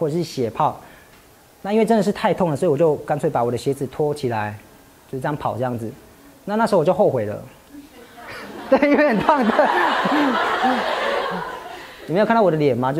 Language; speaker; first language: Chinese; native; Chinese